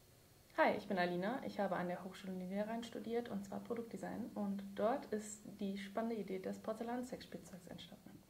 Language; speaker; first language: German; native; German